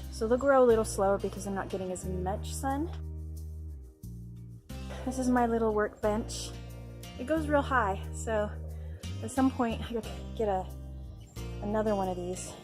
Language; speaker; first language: English; native; English